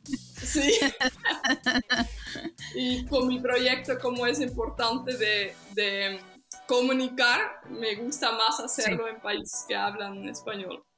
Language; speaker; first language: Spanish; non-native, fluent; Dutch